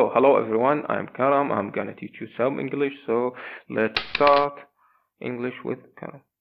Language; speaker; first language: English; non-native, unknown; Arabic